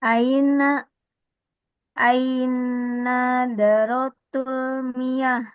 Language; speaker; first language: Arabic; non-native, learner; Indonesian